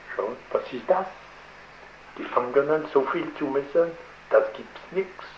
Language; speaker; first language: German; non-native, learner; French